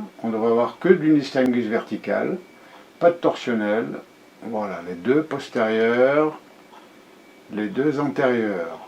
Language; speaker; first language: French; native; French